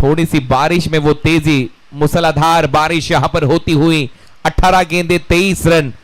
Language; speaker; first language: Hindi; non-native, local second language; Marathi